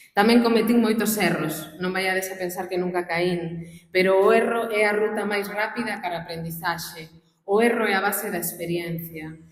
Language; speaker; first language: Galician; non-native, local second language; Spanish